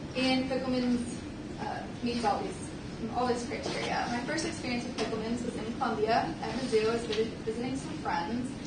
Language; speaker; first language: English; native; English